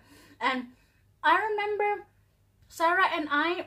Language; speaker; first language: English; non-native, local second language; Filipino